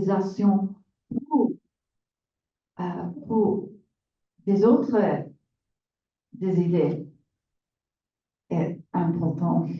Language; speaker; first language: French; non-native, learner; English